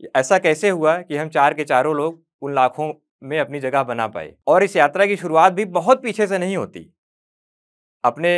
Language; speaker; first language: Hindi; native; Hindi